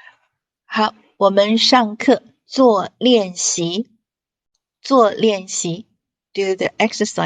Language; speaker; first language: Chinese; non-native, fluent; English